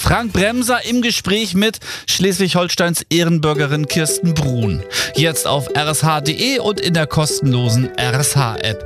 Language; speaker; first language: German; native; German